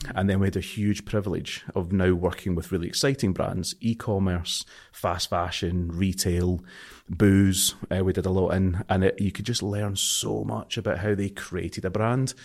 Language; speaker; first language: English; native; English